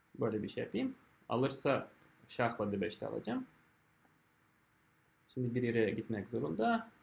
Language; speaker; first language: Turkish; non-native, fluent; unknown